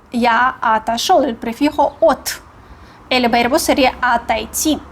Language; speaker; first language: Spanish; non-native, fluent; Russian